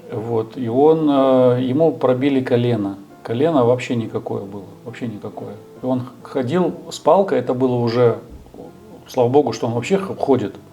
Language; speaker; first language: Russian; native; Russian